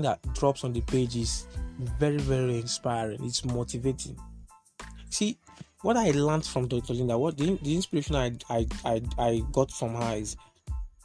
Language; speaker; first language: English; non-native, local second language; Igbo